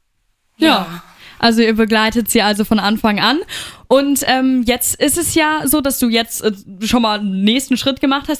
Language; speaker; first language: German; native; German